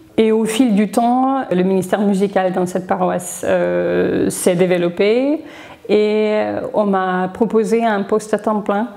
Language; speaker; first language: French; non-native, fluent; Russian